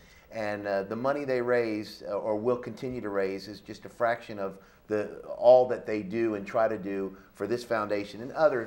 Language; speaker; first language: English; native; English